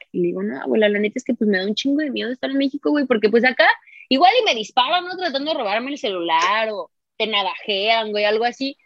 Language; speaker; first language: Spanish; native; Spanish